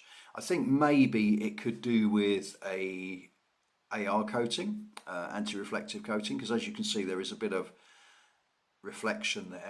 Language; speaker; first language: English; native; English